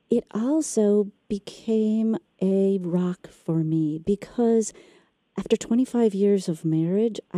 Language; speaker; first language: English; native; English